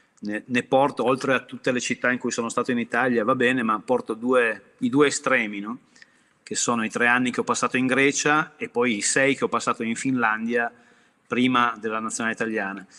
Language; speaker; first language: Italian; native; Italian